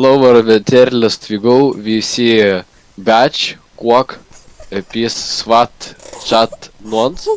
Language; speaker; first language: English; non-native, learner; Russian